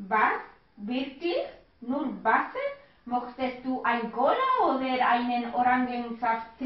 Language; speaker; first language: German; non-native, learner; Spanish